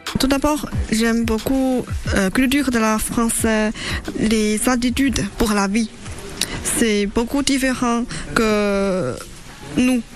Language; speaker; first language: French; non-native, learner; Chinese